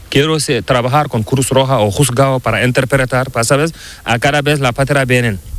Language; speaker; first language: Spanish; non-native, learner; Fula